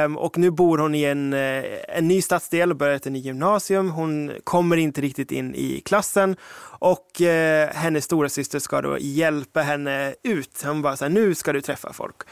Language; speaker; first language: Swedish; early bilingual, other home language; English